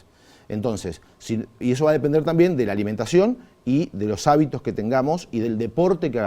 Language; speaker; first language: Spanish; native; Spanish